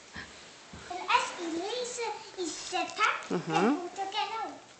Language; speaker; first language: Lithuanian; early bilingual, heritage; Lithuanian